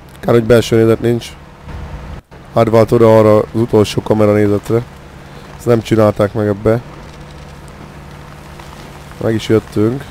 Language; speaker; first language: Hungarian; native; Hungarian